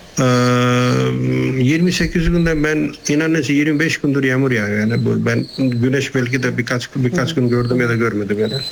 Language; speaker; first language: Turkish; non-native, fluent; Nepali